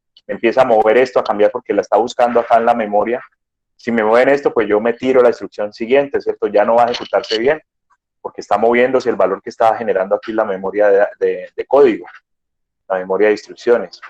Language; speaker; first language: Spanish; native; Spanish